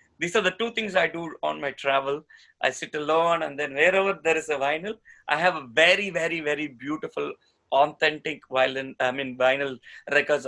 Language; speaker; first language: English; non-native, local second language; Tamil